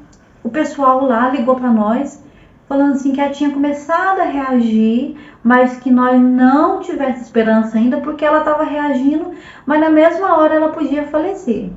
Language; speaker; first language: Portuguese; native; Portuguese